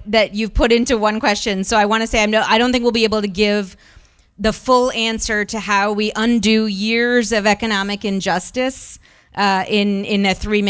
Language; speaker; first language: English; early bilingual, other home language; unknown